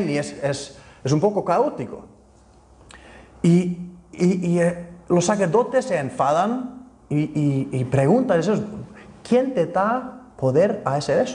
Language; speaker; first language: Spanish; non-native, fluent; Icelandic